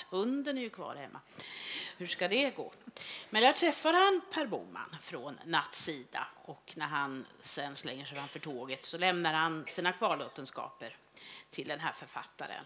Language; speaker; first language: Swedish; native; Swedish